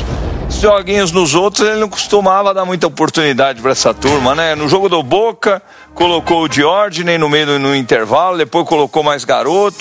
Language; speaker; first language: Portuguese; native; Portuguese